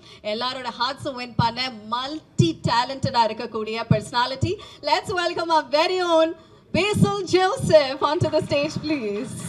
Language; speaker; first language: Tamil; native; Tamil